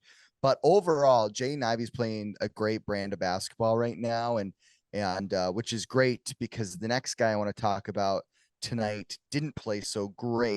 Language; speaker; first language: English; native; English